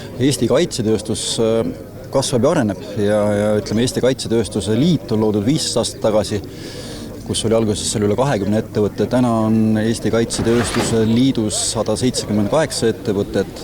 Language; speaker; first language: Estonian; native; Estonian